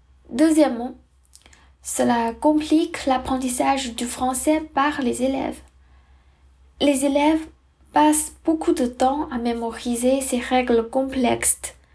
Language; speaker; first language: French; non-native, fluent; Chinese